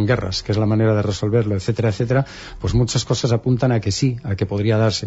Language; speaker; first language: Spanish; native; Spanish